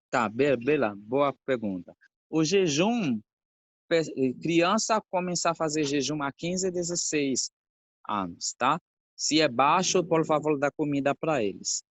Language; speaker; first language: Portuguese; non-native, fluent; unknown